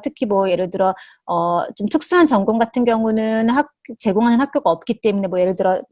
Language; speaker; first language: Korean; native; Korean